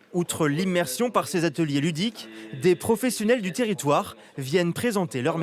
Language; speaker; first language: French; native; French